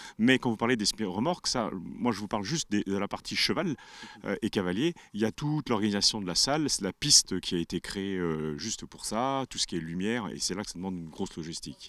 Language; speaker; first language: French; native; French